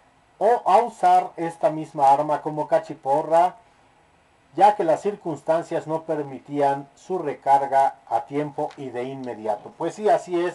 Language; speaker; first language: Spanish; native; Spanish